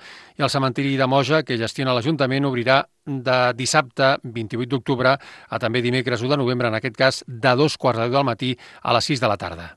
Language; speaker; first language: Catalan; native; Catalan